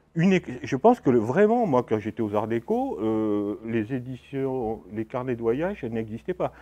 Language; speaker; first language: French; native; French